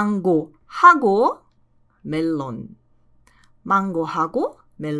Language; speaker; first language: Korean; non-native, fluent; Portuguese